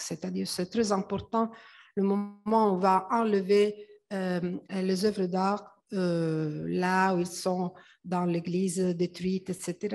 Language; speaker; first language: French; non-native, fluent; Italian